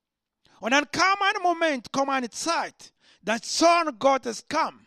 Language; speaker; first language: German; non-native, learner; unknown